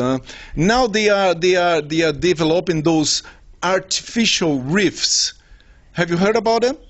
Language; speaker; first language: English; non-native, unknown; Portuguese